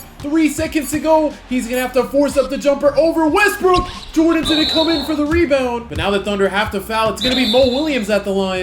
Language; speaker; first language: English; native; English